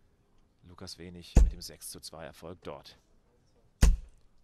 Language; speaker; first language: German; native; German